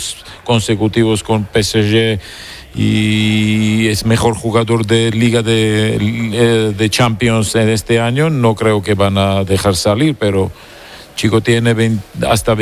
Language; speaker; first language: Spanish; non-native, fluent; Georgian